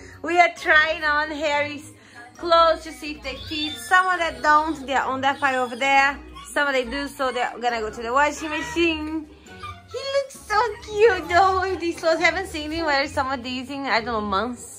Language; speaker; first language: English; non-native, fluent; Portuguese